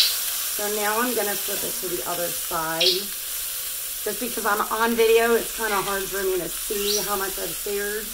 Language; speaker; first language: English; native; English